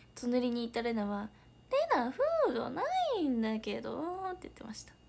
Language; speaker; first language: Japanese; native; Japanese